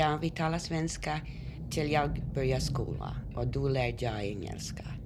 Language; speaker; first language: Swedish; early bilingual, heritage; Swedish